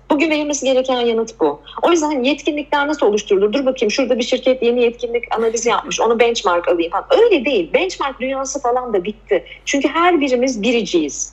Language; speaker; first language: Turkish; native; Turkish